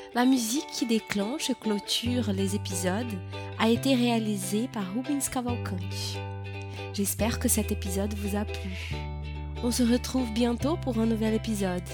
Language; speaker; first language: French; non-native, fluent; Portuguese